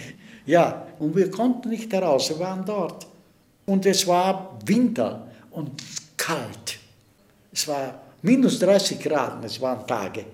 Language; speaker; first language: German; early bilingual, heritage; Czech